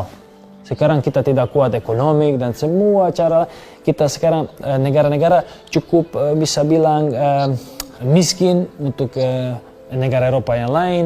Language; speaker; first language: Indonesian; non-native, fluent; Serbian